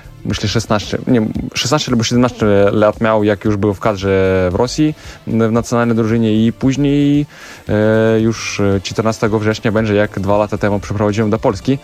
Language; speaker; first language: Polish; non-native, learner; Russian